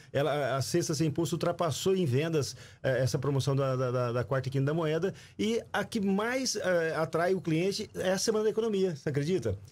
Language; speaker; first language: Portuguese; native; Portuguese